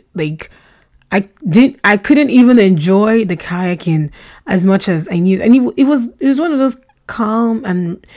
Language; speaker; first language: English; non-native, local second language; Russian